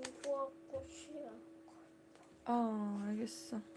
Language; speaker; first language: Korean; non-native, learner; Cebuano